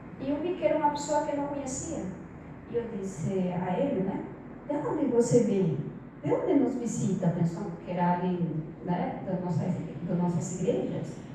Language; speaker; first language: Portuguese; non-native, fluent; Spanish